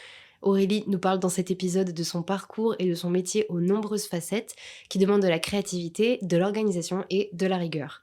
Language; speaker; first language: French; native; French